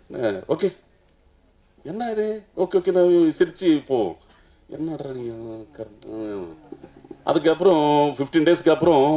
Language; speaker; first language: Tamil; non-native, learner; Telugu